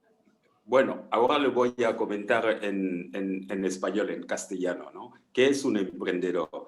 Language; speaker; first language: Spanish; non-native, fluent; French